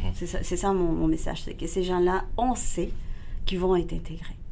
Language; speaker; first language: French; non-native, fluent; Spanish